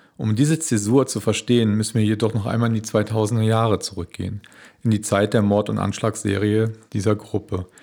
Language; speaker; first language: German; native; German